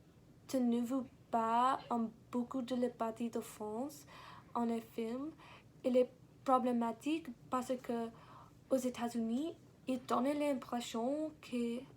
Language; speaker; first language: French; non-native, learner; English